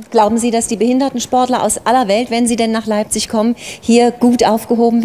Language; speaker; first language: German; native; German